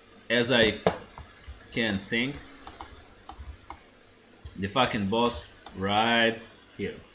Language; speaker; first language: English; non-native, learner; Russian